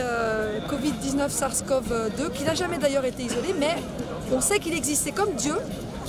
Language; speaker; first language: French; native; French